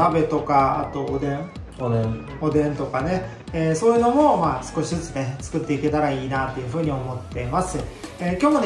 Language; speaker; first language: Japanese; native; Japanese